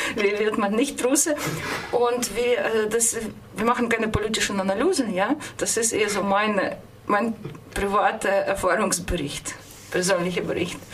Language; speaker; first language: German; non-native, fluent; Russian